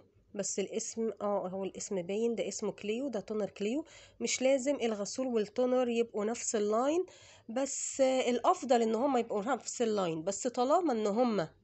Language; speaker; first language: Arabic; native; Arabic